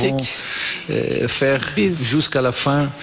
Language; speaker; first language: French; non-native, learner; Portuguese